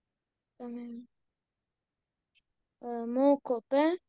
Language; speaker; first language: French; non-native, learner; Arabic